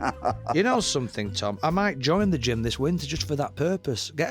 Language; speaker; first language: English; native; English